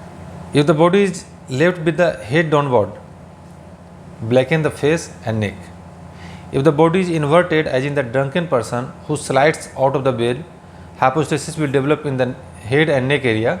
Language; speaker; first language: English; non-native, local second language; Hindi